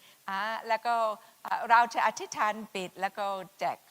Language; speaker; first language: Thai; non-native, fluent; English